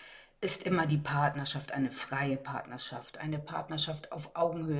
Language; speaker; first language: German; native; German